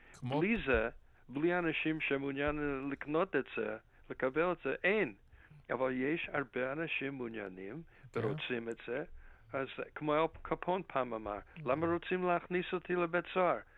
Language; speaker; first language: Hebrew; non-native, fluent; English